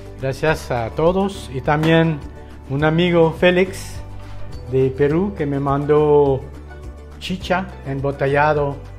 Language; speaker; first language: Spanish; non-native, fluent; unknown